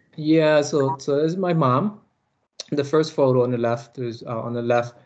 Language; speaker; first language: English; early bilingual, other home language; Lao